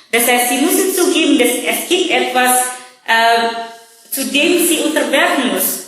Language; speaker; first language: German; non-native, learner; Indonesian